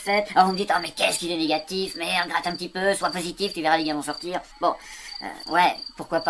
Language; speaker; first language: French; native; French